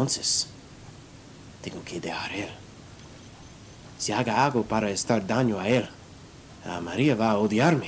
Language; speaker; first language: Spanish; non-native, learner; English